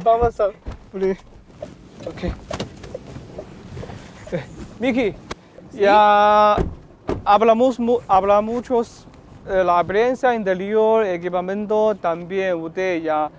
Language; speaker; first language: Spanish; non-native, learner; Chinese